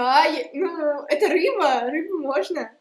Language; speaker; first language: Russian; native; Russian